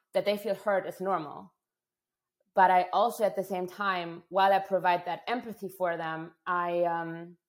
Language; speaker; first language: English; non-native, fluent; German